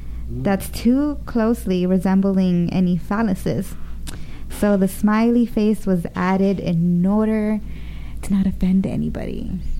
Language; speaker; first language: English; early bilingual, other home language; Spanish